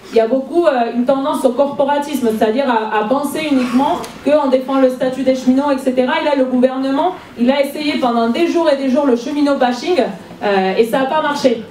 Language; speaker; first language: French; non-native, fluent; Spanish